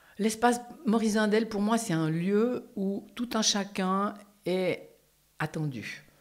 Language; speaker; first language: French; native; French